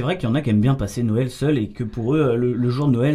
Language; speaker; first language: French; native; French